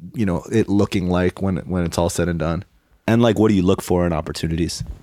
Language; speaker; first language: English; native; English